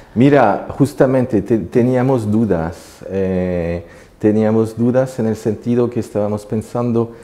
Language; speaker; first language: Spanish; non-native, fluent; French